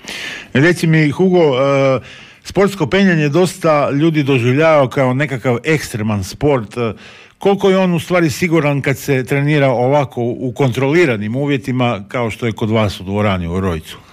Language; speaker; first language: Croatian; native; Croatian